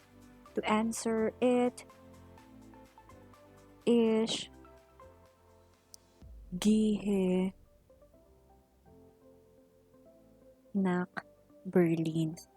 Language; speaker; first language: German; non-native, learner; Filipino